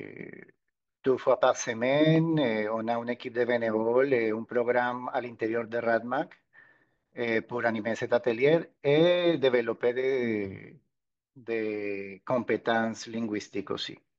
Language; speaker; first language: French; non-native, fluent; Spanish